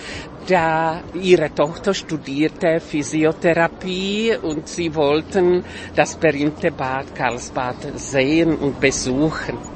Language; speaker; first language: German; non-native, fluent; Czech